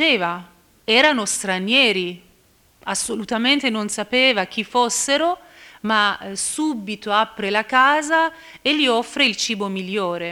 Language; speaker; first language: Italian; non-native, fluent; Persian